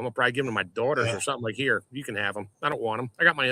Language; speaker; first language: English; native; English